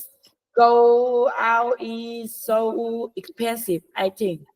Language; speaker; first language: English; non-native, learner; Vietnamese